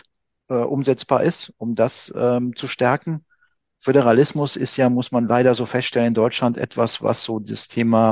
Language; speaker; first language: German; native; German